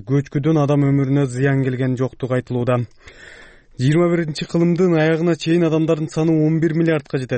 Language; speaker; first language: Kyrgyz; native; Kyrgyz